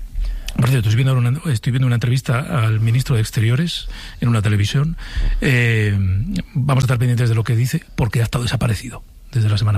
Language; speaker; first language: Spanish; native; Spanish